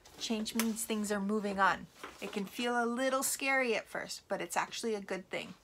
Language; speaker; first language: English; native; English